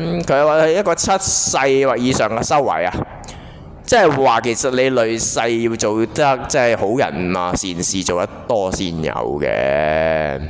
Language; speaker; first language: Cantonese; native; Cantonese